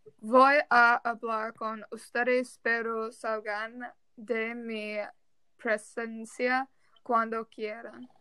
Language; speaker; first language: Spanish; non-native, learner; English